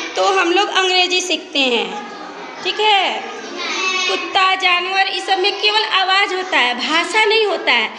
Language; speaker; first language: Hindi; non-native, local second language; Bhojpuri